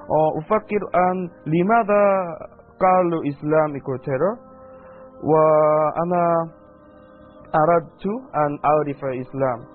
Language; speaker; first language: Arabic; non-native, learner; Korean